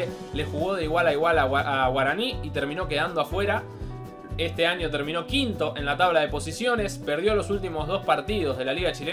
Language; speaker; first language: Spanish; native; Spanish